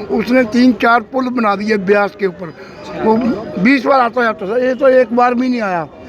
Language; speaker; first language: Hindi; non-native, local second language; Punjabi